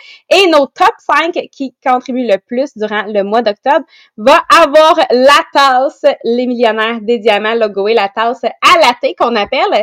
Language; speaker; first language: French; native; French